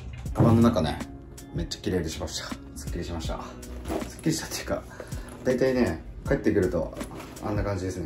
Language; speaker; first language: Japanese; native; Japanese